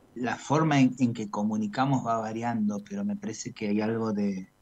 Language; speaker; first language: Spanish; native; Spanish